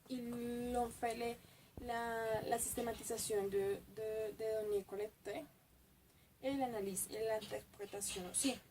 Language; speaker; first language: French; non-native, fluent; Spanish